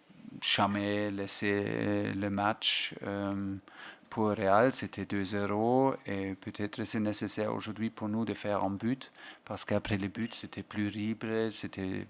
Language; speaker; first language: French; non-native, fluent; German